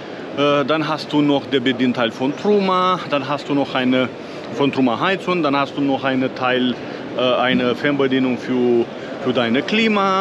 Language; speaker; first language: German; non-native, fluent; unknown